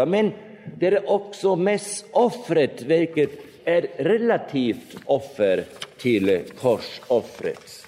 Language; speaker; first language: Swedish; non-native, fluent; German